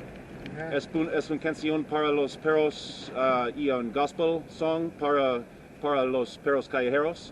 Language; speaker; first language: Spanish; non-native, learner; English